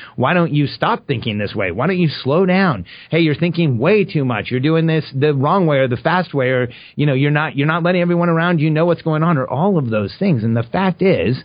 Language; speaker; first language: English; early bilingual, other home language; Spanish